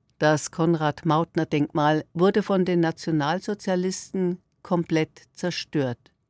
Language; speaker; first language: German; native; German